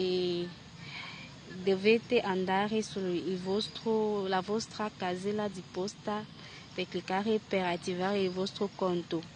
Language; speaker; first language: Italian; non-native, learner; French